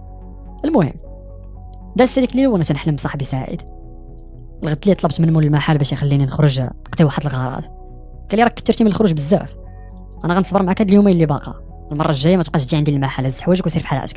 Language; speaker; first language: Arabic; native; Arabic